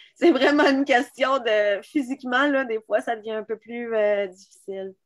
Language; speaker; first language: French; native; French